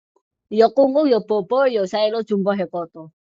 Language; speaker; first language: Cantonese; non-native, learner; Indonesian